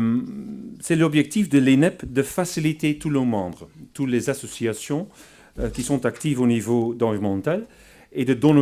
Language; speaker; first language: French; non-native, fluent; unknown